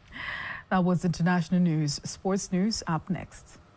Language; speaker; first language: English; non-native, local second language; Swahili